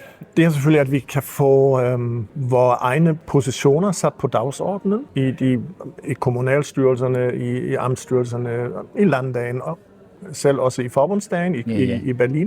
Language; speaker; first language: Danish; early bilingual, heritage; Danish